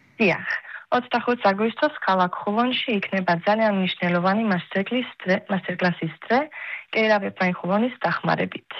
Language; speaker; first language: Georgian; early bilingual, heritage; Hebrew